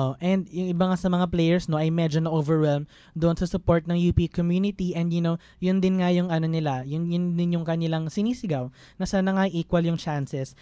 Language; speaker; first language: Filipino; native; Filipino